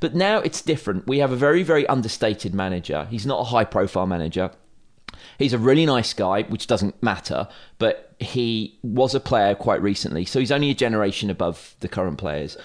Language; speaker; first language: English; native; English